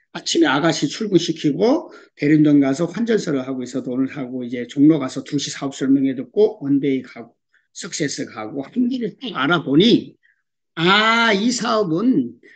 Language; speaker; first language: Korean; early bilingual, heritage; Korean